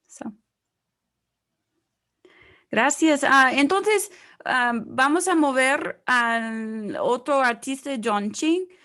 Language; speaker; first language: Spanish; non-native, fluent; English